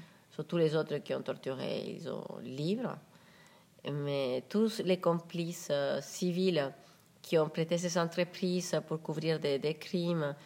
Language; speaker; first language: French; non-native, fluent; Spanish